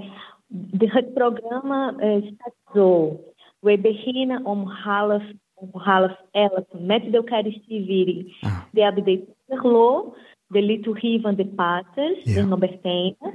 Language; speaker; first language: Dutch; non-native, fluent; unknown